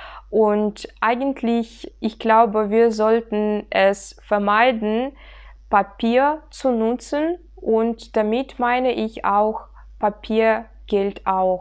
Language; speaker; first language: German; non-native, fluent; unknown